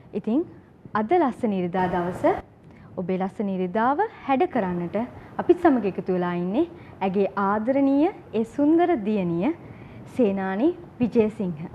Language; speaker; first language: Sinhala; native; Sinhala